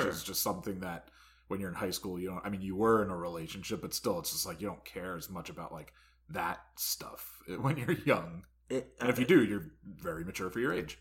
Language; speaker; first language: English; native; English